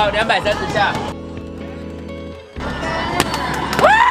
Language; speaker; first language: Chinese; native; Chinese